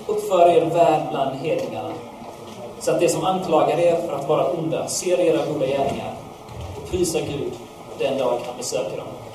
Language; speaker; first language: Swedish; non-native, fluent; English